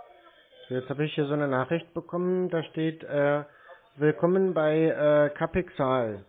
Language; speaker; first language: German; native; German